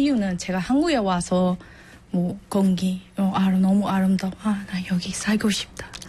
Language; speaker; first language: Korean; non-native, learner; Burmese